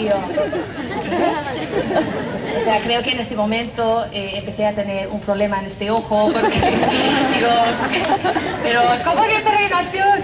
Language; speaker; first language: Spanish; non-native, fluent; English